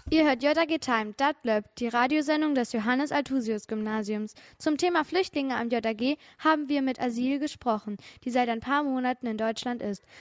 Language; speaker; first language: German; native; German